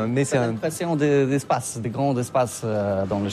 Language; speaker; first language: French; non-native, learner; Polish